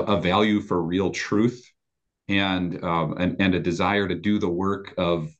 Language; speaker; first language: English; native; English